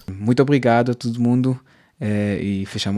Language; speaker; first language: Spanish; non-native, fluent; Portuguese